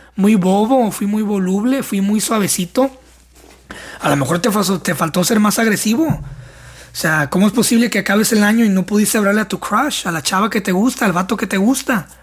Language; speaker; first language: Spanish; native; Spanish